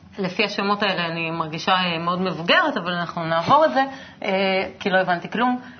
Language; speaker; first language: Hebrew; native; Hebrew